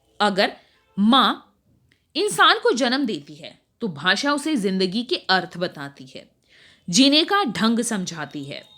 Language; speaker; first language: Hindi; native; Hindi